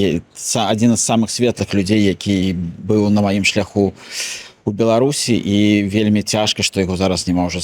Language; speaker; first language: Belarusian; non-native, local second language; Russian